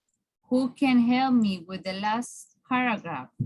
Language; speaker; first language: English; non-native, fluent; Spanish